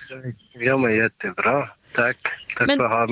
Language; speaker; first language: Swedish; non-native, learner; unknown